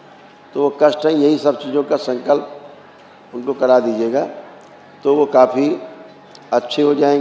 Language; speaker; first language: Hindi; native; Hindi